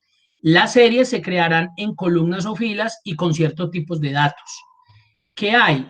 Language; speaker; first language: Spanish; native; Spanish